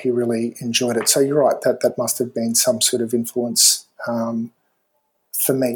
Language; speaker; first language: English; native; English